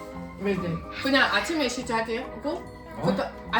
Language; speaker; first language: Korean; non-native, fluent; Russian